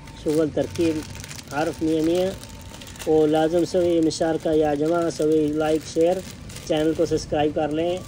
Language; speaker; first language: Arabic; non-native, learner; Urdu